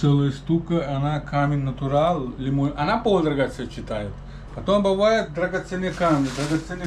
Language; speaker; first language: Russian; non-native, learner; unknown